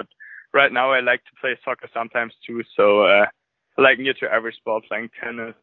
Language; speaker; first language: English; non-native, fluent; German